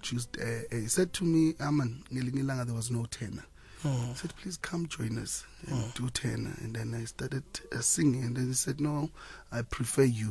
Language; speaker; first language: English; non-native, local second language; Zulu